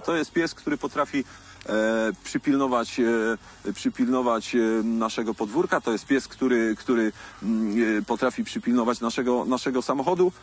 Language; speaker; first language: Polish; native; Polish